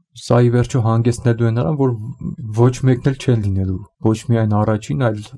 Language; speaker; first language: Armenian; native; Armenian